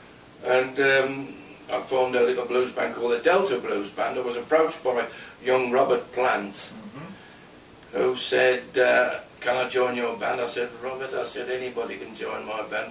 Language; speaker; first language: English; native; English